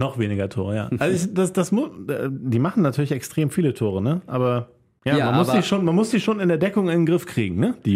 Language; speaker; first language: German; native; German